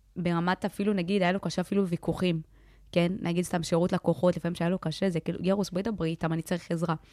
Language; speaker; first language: Hebrew; early bilingual, other home language; Amharic